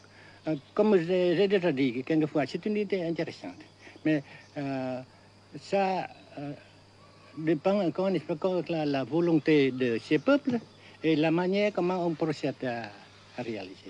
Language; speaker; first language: French; non-native, fluent; Vietnamese